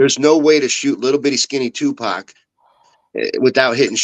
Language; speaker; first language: English; native; English